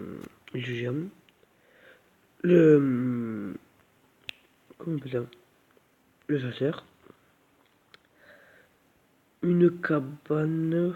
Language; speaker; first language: French; native; French